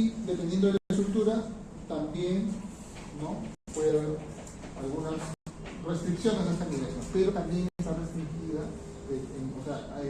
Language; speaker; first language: Spanish; native; Spanish